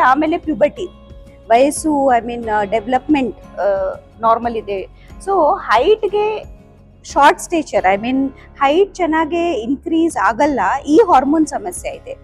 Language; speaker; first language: Kannada; non-native, fluent; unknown